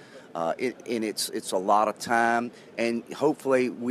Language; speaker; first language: English; native; English